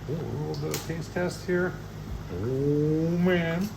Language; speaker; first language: English; native; English